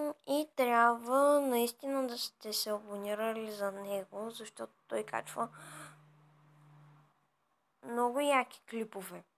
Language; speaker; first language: Bulgarian; native; Bulgarian